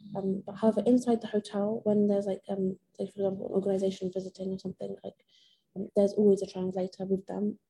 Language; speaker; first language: English; non-native, fluent; Persian